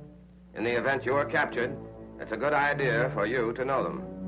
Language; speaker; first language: English; native; English